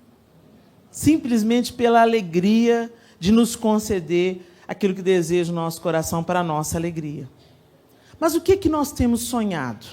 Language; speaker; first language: Portuguese; native; Portuguese